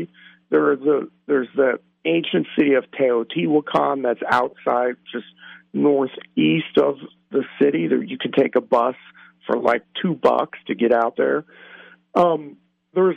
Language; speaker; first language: English; native; English